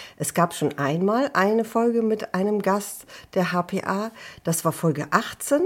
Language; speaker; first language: German; native; German